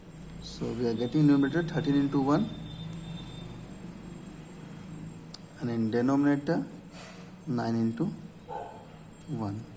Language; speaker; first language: English; non-native, local second language; Hindi